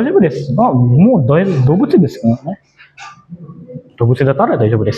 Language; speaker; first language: Japanese; non-native, fluent; Indonesian